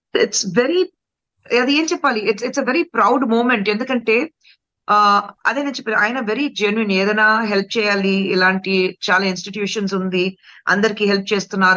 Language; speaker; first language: Telugu; non-native, fluent; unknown